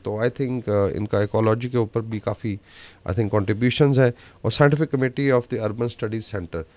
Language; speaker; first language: Urdu; native; Urdu